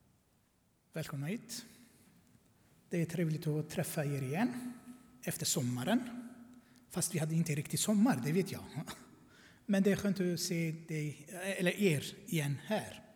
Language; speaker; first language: Swedish; non-native, fluent; Armenian